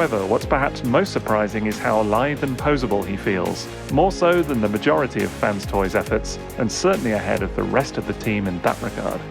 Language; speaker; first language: English; native; English